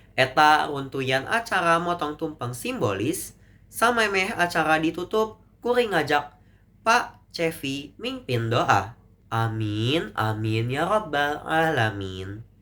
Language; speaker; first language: Sundanese; non-native, local second language; Indonesian